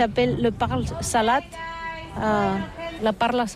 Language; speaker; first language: French; non-native, learner; Catalan